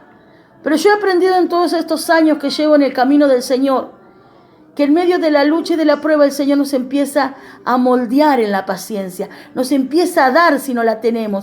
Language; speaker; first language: Spanish; native; Spanish